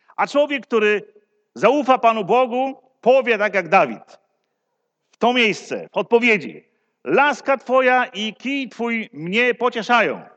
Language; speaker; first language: Polish; native; Polish